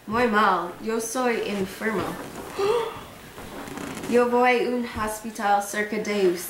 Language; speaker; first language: Spanish; non-native, learner; English